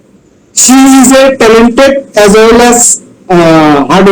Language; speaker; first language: English; non-native, learner; Bangla